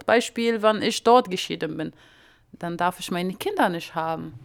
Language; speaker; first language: German; non-native, learner; Arabic